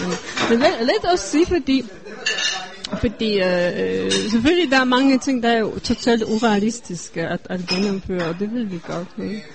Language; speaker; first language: Danish; non-native, fluent; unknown